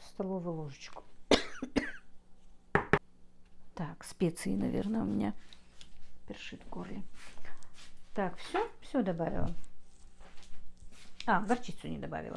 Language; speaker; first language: Russian; non-native, local second language; Chechen